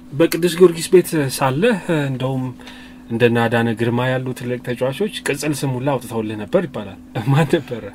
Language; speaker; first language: Amharic; native; Amharic